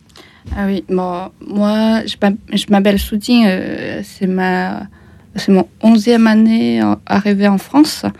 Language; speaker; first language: French; non-native, fluent; Chinese